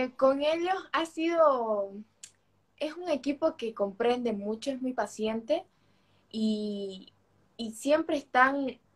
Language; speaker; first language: Spanish; native; Spanish